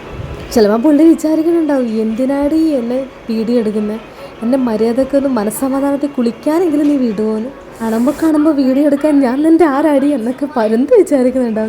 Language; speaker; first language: Malayalam; native; Malayalam